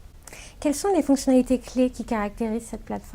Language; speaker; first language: French; native; French